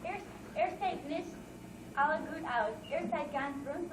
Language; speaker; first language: German; non-native, learner; English